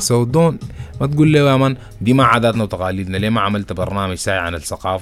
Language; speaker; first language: Arabic; native; Arabic